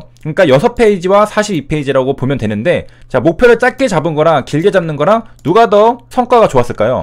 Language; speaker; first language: Korean; native; Korean